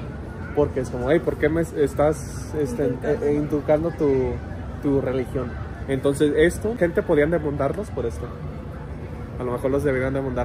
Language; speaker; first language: Spanish; early bilingual, heritage; English